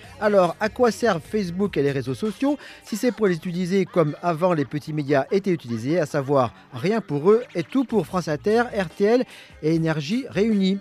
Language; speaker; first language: French; native; French